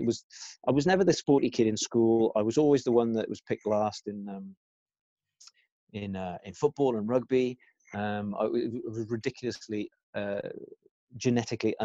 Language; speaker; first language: English; native; English